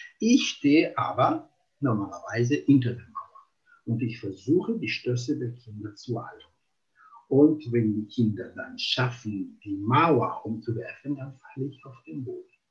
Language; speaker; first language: German; non-native, fluent; Italian